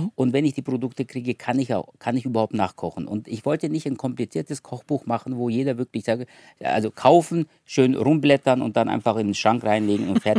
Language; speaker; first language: German; early bilingual, other home language; Turkish